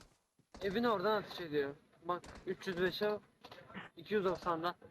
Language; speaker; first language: Turkish; native; Turkish